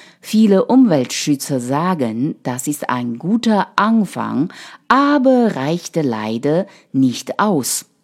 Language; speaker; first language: German; non-native, fluent; Chinese